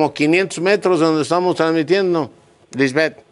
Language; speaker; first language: Spanish; native; Spanish